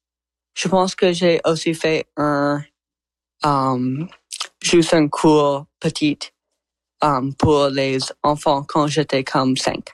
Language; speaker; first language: French; non-native, learner; English